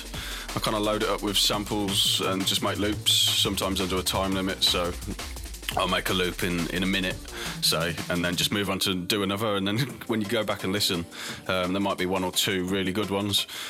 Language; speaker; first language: English; native; English